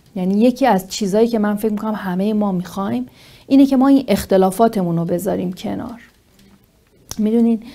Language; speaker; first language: Persian; native; Persian